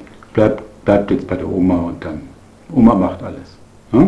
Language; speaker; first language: German; native; German